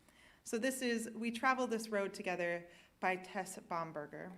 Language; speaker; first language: English; native; English